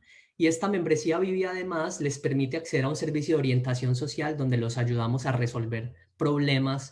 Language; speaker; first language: Spanish; native; Spanish